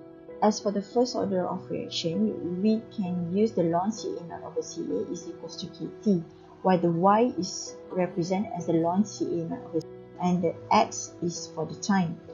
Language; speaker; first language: English; non-native, local second language; Malay